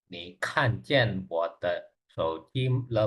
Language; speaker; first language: Chinese; non-native, learner; Indonesian